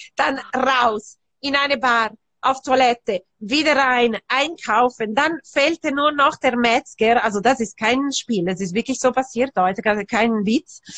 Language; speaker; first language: German; non-native, local second language; Italian